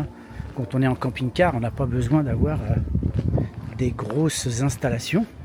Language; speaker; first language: French; native; French